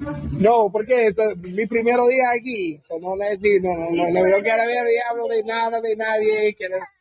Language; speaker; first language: Spanish; non-native, learner; English